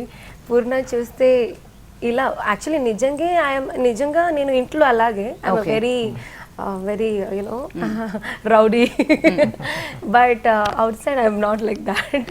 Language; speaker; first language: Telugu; non-native, learner; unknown